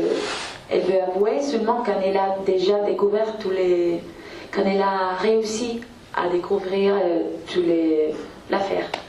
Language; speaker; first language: French; non-native, fluent; Spanish